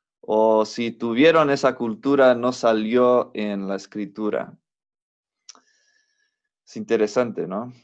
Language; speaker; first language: Spanish; non-native, fluent; English